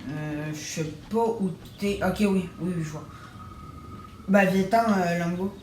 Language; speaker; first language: French; native; French